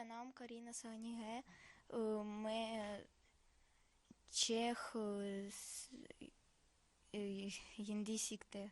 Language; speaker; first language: Hindi; non-native, learner; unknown